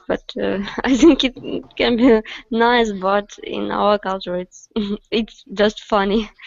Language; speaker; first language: English; non-native, learner; Russian